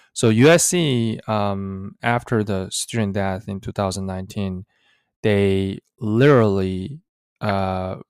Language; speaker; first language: English; early bilingual, other home language; Korean